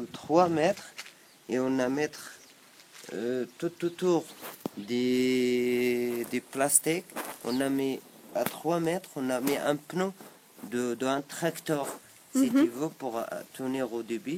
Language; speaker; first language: French; non-native, local second language; Arabic